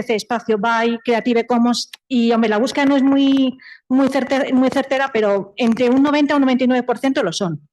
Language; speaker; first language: Spanish; native; Spanish